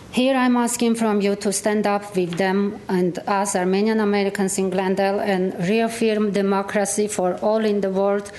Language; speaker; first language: English; non-native, fluent; Armenian